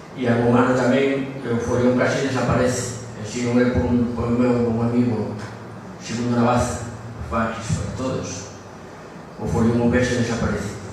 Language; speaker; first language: Galician; non-native, local second language; Spanish